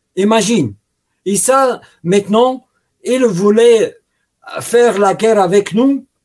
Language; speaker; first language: French; non-native, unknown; Russian